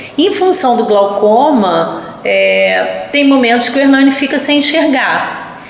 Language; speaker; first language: Portuguese; native; Portuguese